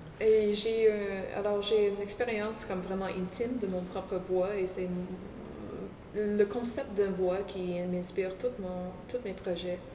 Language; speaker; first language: French; non-native, local second language; English